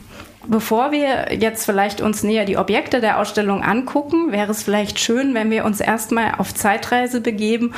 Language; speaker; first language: German; native; German